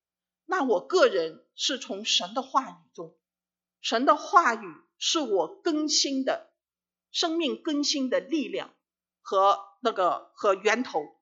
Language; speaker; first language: Chinese; native; Chinese